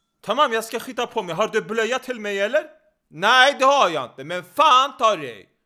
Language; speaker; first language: Swedish; non-native, fluent; Turkish